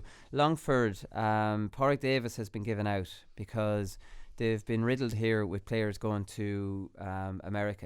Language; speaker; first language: English; native; English